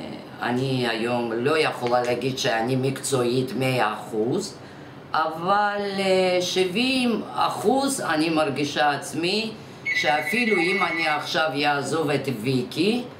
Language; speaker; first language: Hebrew; non-native, fluent; Russian